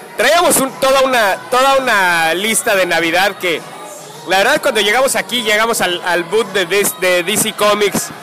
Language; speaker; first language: Spanish; native; Spanish